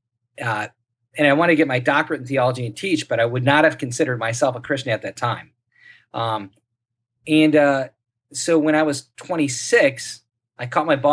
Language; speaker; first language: English; native; English